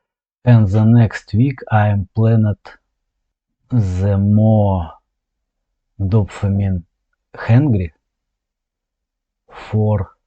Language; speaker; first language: English; non-native, learner; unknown